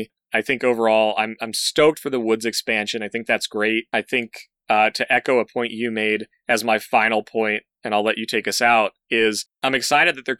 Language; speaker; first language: English; native; English